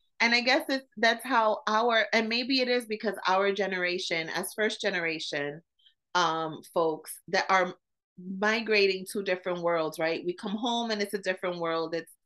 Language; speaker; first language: English; native; English